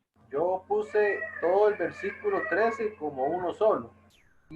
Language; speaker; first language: Spanish; native; Spanish